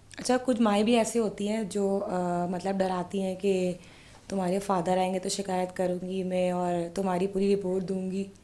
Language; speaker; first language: Urdu; native; Urdu